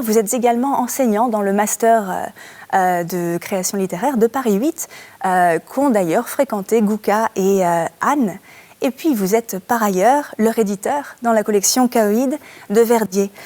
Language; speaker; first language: French; native; French